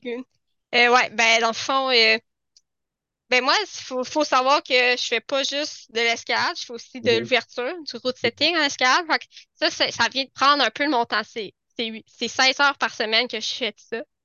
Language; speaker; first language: French; native; French